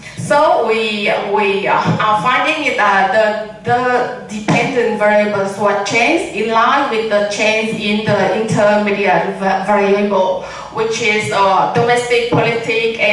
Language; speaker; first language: English; non-native, learner; Vietnamese